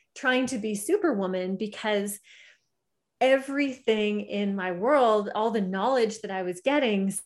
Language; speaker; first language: English; native; English